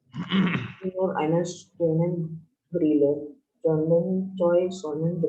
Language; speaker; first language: German; non-native, learner; Indonesian